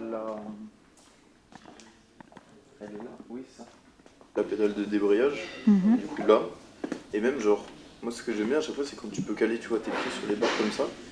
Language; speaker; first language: French; native; French